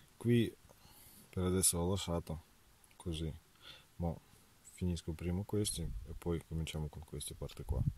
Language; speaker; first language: Italian; non-native, fluent; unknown